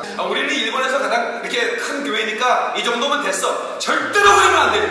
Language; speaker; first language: Korean; native; Korean